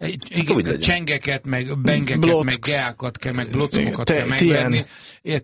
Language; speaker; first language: Hungarian; native; Hungarian